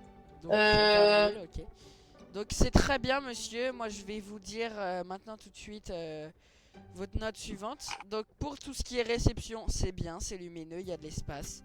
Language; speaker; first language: French; native; French